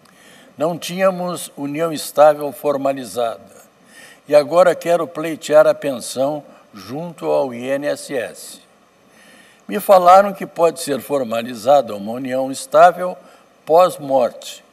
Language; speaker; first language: Portuguese; native; Portuguese